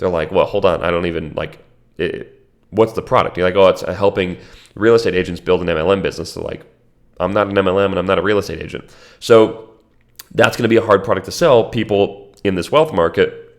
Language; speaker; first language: English; native; English